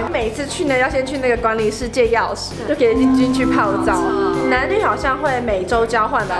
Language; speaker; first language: Chinese; native; Chinese